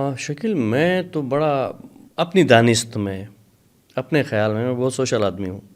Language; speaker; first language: Urdu; non-native, local second language; Sicilian